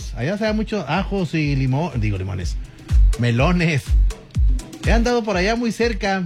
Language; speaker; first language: Spanish; native; Spanish